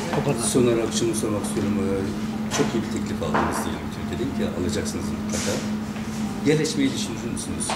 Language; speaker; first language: Turkish; early bilingual, heritage; Turkish